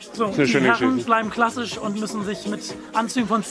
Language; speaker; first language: German; native; German